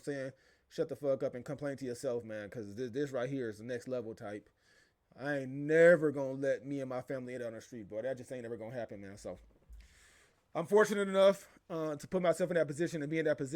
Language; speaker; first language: English; native; English